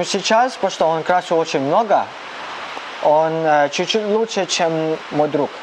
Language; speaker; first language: Russian; non-native, learner; Cantonese